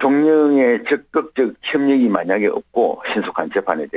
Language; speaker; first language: Korean; native; Korean